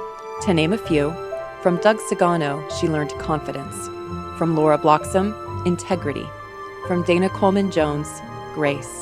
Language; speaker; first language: English; native; English